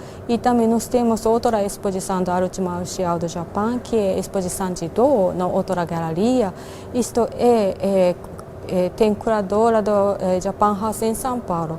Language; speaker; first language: Portuguese; non-native, fluent; Japanese